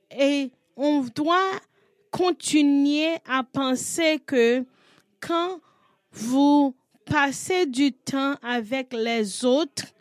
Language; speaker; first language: French; non-native, learner; English